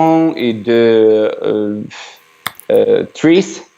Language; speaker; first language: French; non-native, learner; Ukrainian